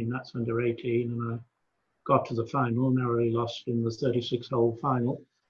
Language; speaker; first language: English; native; English